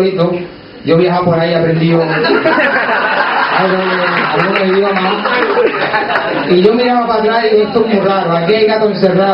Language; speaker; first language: Spanish; native; Spanish